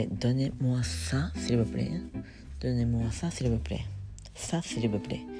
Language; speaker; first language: French; non-native, fluent; Japanese